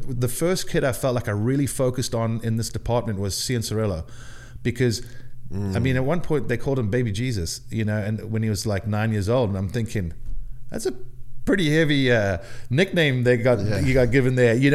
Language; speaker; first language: English; native; English